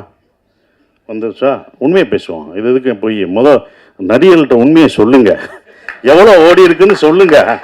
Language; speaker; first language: Tamil; native; Tamil